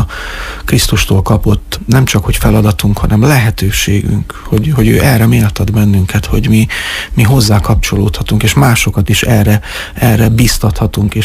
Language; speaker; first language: Hungarian; native; Hungarian